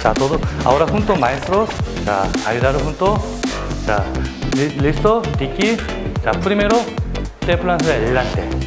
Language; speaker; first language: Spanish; non-native, learner; Korean